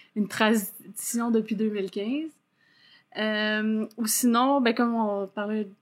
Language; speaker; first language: French; native; French